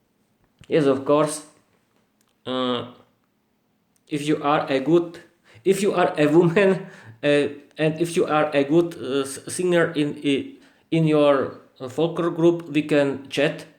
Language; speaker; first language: English; non-native, learner; Slovak